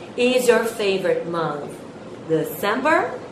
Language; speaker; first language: English; non-native, fluent; Portuguese